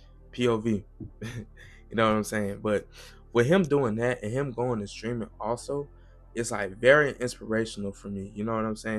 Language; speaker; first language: English; native; English